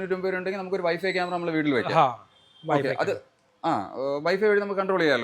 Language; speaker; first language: Malayalam; native; Malayalam